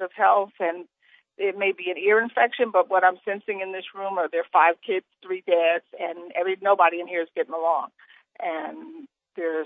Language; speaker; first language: English; native; English